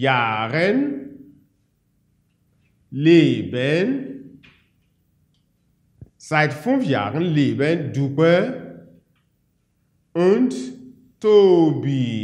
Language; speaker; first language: German; non-native, fluent; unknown